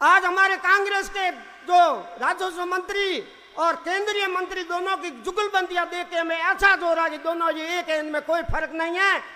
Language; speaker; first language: Hindi; non-native, local second language; Rajasthani